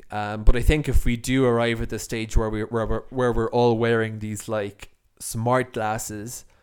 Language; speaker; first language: English; native; English